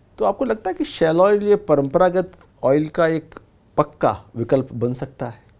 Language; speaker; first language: Hindi; native; Hindi